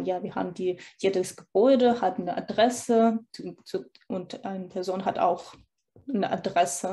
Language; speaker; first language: German; non-native, fluent; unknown